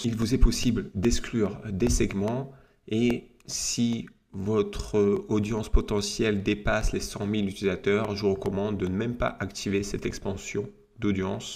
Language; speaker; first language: French; native; French